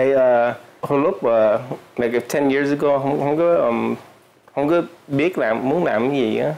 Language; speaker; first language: Vietnamese; early bilingual, heritage; Vietnamese